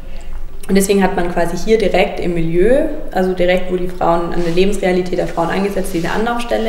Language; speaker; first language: German; native; German